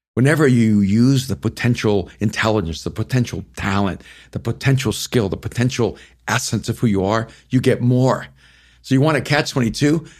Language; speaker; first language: English; early bilingual, other home language; Spanish